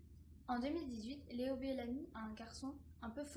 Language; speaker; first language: French; native; French